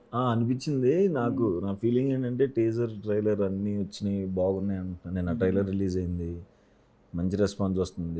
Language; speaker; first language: Telugu; native; Telugu